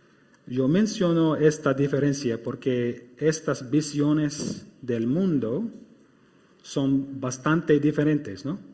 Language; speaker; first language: Spanish; non-native, fluent; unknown